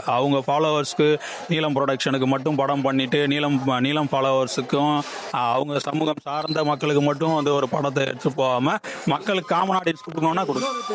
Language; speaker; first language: Tamil; native; Tamil